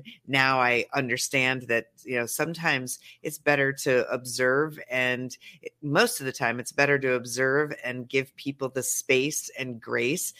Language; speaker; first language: English; native; English